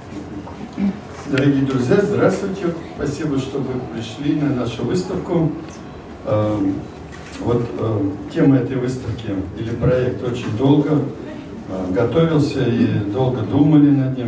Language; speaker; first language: Russian; native; Russian